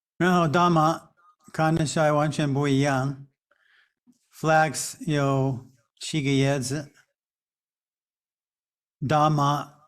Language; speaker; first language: Chinese; non-native, fluent; English